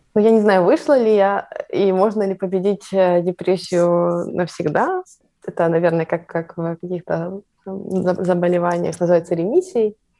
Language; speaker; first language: Russian; native; Russian